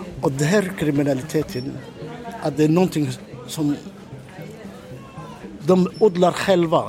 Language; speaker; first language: Swedish; non-native, fluent; Somali